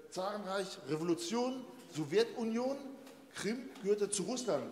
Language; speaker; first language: German; native; German